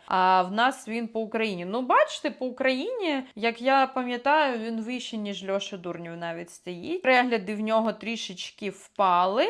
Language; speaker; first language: Ukrainian; non-native, local second language; Russian